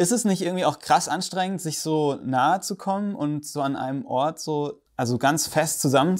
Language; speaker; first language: German; native; German